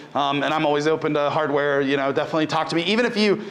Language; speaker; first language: English; native; English